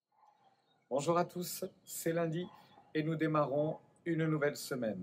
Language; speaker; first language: French; native; French